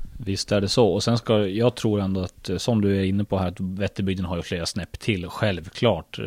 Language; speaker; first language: Swedish; native; Swedish